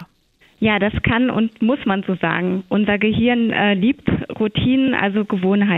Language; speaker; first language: German; native; German